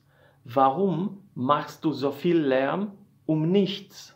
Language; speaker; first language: German; non-native, fluent; Polish